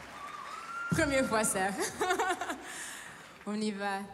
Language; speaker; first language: French; non-native, fluent; English